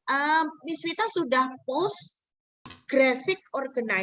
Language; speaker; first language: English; non-native, fluent; Indonesian